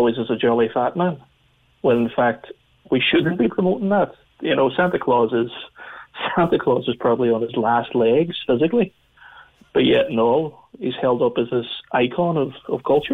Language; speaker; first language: English; native; English